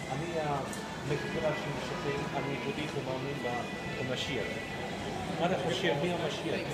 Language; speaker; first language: Hebrew; non-native, learner; Russian